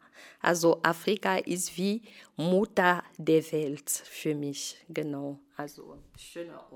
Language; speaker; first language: German; non-native, fluent; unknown